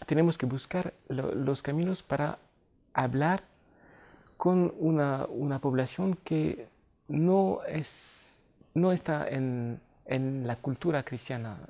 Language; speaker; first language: Spanish; non-native, fluent; French